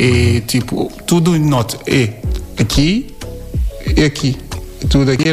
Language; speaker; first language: Portuguese; non-native, learner; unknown